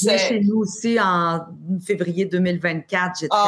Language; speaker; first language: French; native; French